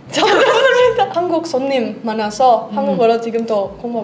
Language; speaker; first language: Korean; non-native, learner; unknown